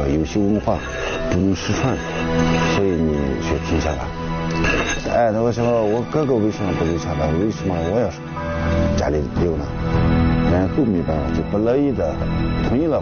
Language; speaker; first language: Chinese; non-native, local second language; Tibetan